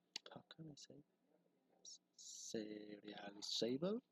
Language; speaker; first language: English; non-native, learner; Spanish